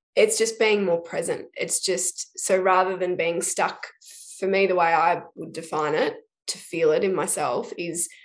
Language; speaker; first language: English; native; English